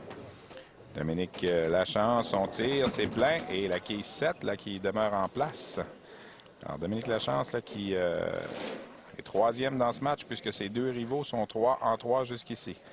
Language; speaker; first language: French; native; French